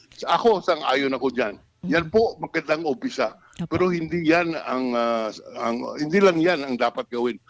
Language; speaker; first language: Filipino; non-native, local second language; Hiligaynon